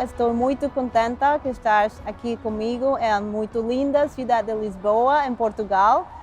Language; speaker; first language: Portuguese; non-native, learner; Spanish